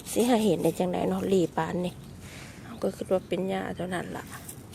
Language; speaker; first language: Thai; native; Thai